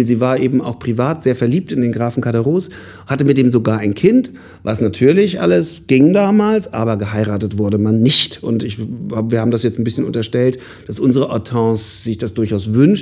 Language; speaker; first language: German; native; German